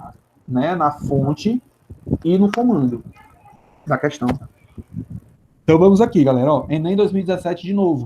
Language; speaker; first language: Portuguese; native; Portuguese